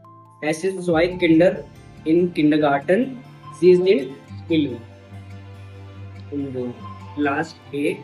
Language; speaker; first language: German; non-native, learner; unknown